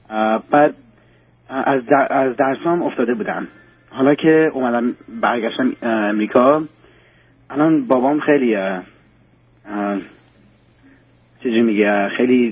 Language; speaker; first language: Persian; early bilingual, heritage; Persian